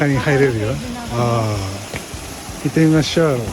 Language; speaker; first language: Japanese; non-native, learner; Filipino